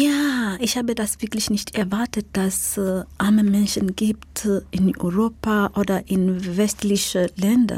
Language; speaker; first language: German; non-native, fluent; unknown